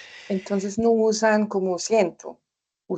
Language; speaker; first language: Spanish; non-native, fluent; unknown